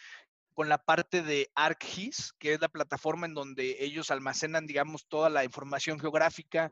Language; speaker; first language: Spanish; native; Spanish